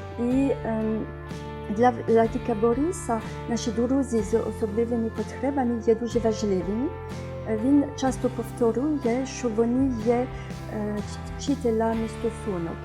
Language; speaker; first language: Ukrainian; non-native, fluent; French